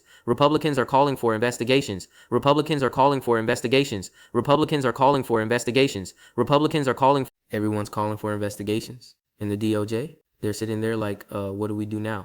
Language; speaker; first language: English; native; English